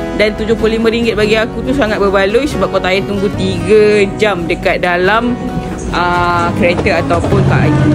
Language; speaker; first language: Malay; native; Malay